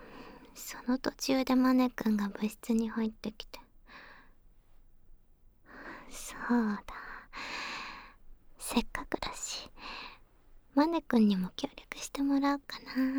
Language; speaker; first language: Japanese; native; Japanese